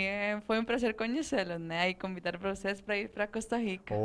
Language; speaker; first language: Portuguese; non-native, fluent; Spanish